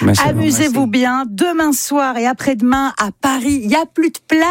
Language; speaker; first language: French; native; French